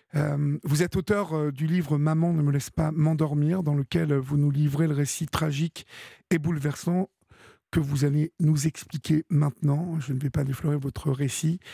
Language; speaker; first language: French; native; French